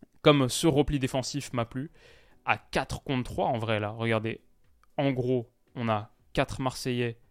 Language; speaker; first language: French; native; French